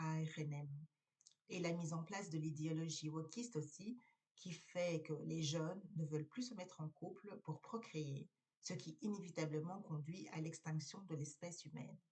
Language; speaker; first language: French; native; French